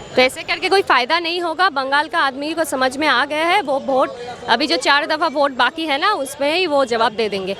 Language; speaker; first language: Hindi; non-native, local second language; Bangla